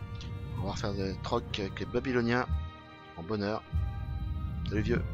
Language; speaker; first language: French; native; French